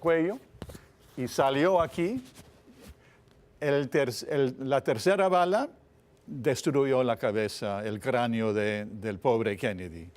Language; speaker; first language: Spanish; non-native, fluent; English